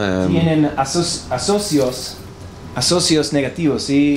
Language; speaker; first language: Spanish; non-native, learner; English